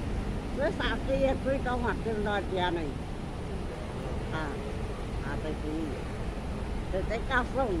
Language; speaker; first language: Chinese; native; Chinese